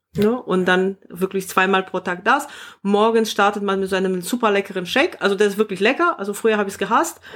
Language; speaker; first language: German; non-native, fluent; Polish